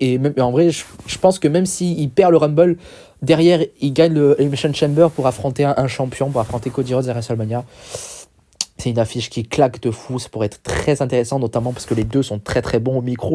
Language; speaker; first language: French; native; French